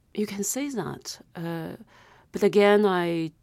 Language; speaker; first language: English; non-native, fluent; Chinese